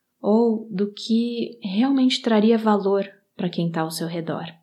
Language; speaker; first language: Portuguese; native; Portuguese